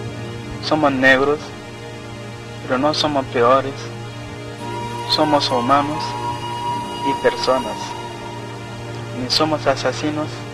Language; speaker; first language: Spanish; non-native, fluent; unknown